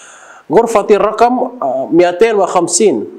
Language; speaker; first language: Arabic; non-native, learner; Indonesian